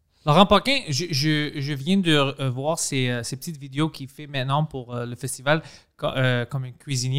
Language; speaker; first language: French; non-native, local second language; English